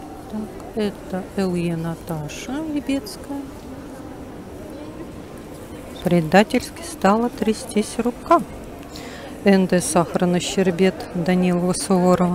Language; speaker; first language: Russian; native; Russian